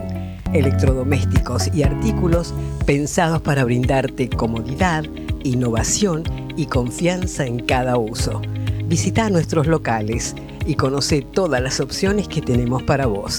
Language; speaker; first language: Spanish; native; Spanish